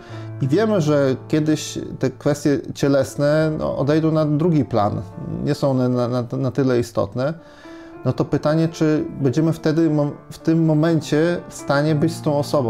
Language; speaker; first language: Polish; native; Polish